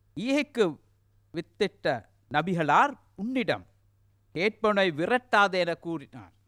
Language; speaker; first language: Tamil; non-native, local second language; Sinhala